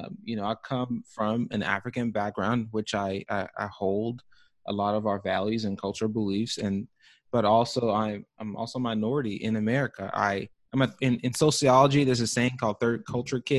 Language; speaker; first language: English; early bilingual, other home language; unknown